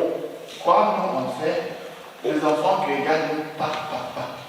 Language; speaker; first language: French; non-native, learner; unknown